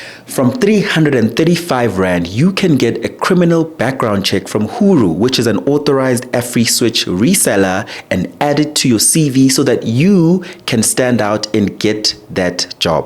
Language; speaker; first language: English; non-native, local second language; Zulu